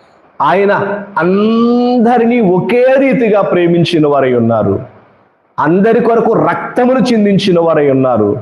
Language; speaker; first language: Telugu; native; Telugu